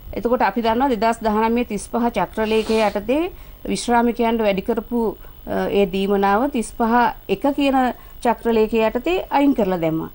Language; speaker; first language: Sinhala; native; Sinhala